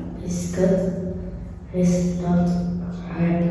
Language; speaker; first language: English; non-native, learner; Vietnamese